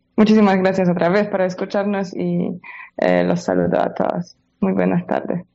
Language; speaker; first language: Spanish; non-native, learner; Polish